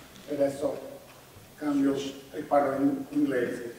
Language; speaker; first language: Italian; non-native, learner; English